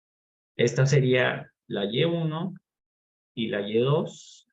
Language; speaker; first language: Spanish; native; Spanish